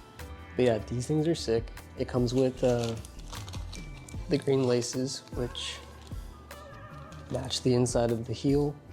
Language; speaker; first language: English; native; English